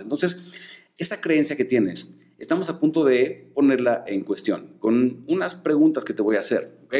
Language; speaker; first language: Spanish; native; Spanish